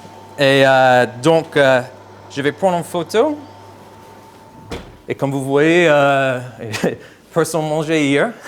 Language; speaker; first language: French; non-native, fluent; English